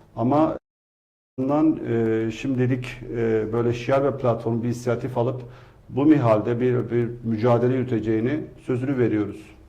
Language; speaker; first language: Turkish; non-native, local second language; Kurdish